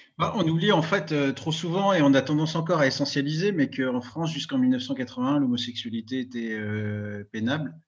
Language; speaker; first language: French; native; French